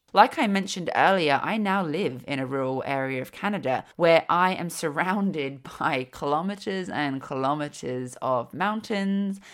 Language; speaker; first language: English; native; English